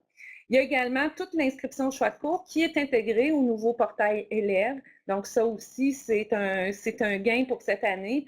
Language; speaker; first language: French; native; French